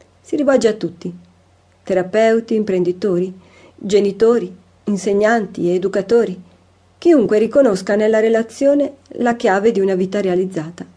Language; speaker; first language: Italian; native; Italian